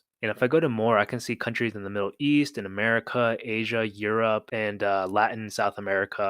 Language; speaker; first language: English; native; English